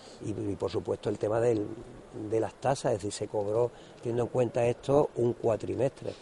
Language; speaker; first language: Spanish; native; Spanish